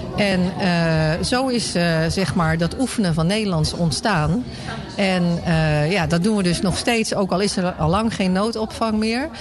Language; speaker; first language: Dutch; native; Dutch